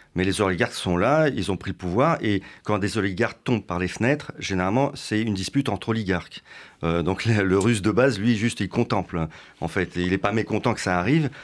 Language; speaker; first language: French; early bilingual, other home language; Russian